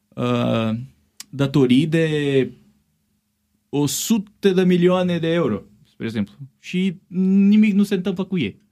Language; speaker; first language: Romanian; non-native, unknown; Portuguese